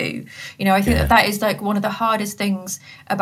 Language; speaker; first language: English; native; English